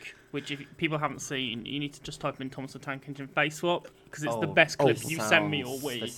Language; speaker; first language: English; native; English